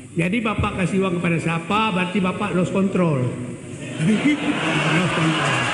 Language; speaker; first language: Malay; non-native, local second language; Achinese